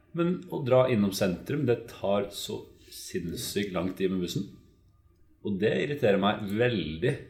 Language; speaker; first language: Norwegian; native; Norwegian